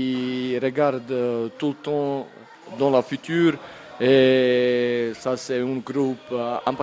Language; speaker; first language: French; non-native, learner; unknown